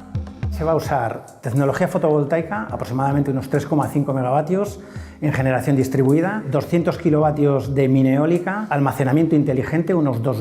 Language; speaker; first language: Spanish; native; Spanish